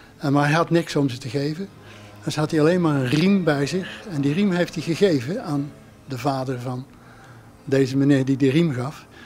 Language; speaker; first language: Dutch; native; Dutch